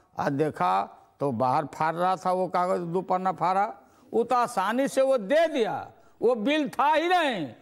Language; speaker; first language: Hindi; native; Hindi